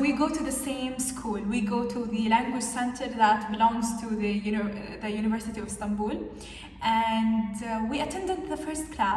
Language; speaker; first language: English; non-native, fluent; Arabic